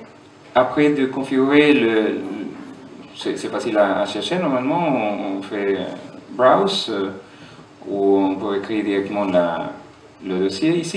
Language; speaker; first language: French; non-native, fluent; German